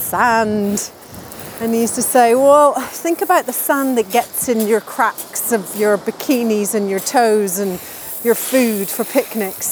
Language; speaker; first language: English; native; English